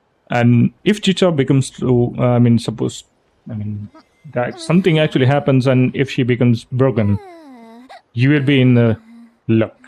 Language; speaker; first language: English; non-native, local second language; Hindi